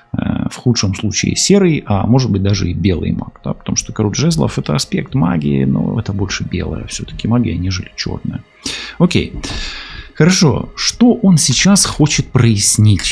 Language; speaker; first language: Russian; non-native, local second language; Ukrainian